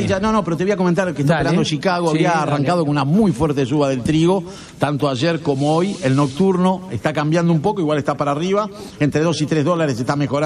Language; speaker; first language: Spanish; native; Spanish